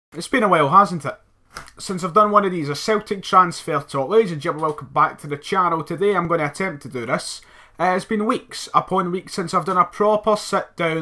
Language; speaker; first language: English; native; English